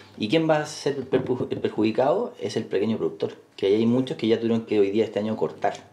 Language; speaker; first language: Spanish; native; Spanish